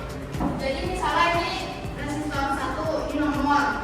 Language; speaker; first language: Indonesian; native; Indonesian